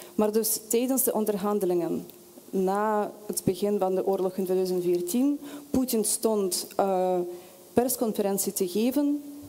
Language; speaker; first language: Dutch; non-native, fluent; Russian